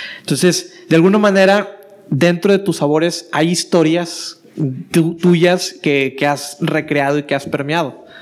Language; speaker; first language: Spanish; native; Spanish